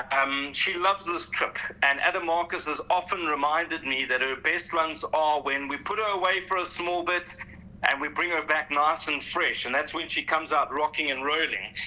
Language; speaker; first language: English; native; English